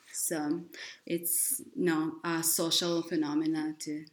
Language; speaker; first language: English; non-native, fluent; Japanese